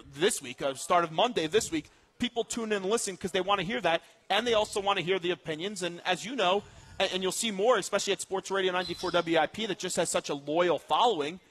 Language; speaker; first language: English; native; English